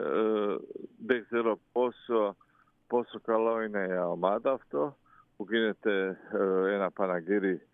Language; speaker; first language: Greek; non-native, fluent; Croatian